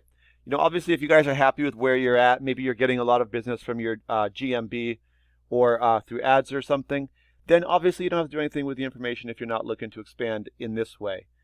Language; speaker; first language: English; native; English